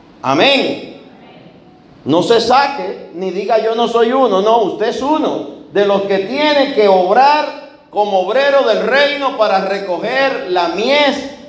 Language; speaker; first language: Spanish; native; Spanish